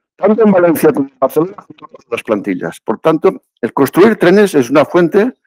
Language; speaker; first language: Spanish; native; Spanish